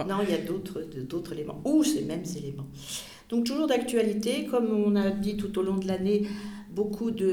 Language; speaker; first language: French; native; French